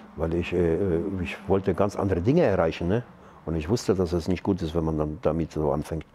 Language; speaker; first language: German; non-native, fluent; Polish